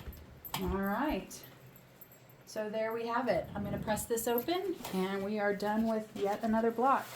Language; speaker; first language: English; native; English